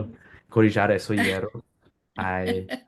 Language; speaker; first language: Spanish; non-native, learner; English